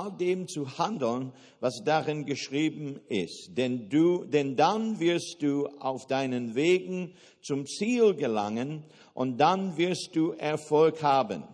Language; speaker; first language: German; non-native, fluent; English